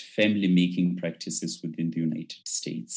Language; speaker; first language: English; non-native, local second language; Shona